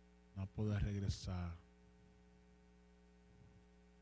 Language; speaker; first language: Portuguese; non-native, learner; Spanish